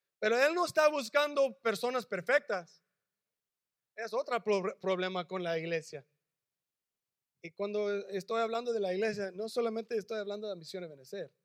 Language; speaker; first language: Spanish; early bilingual, heritage; English